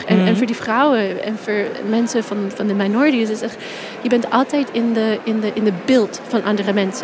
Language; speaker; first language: Dutch; non-native, fluent; English